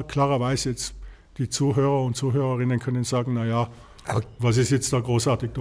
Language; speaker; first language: German; native; German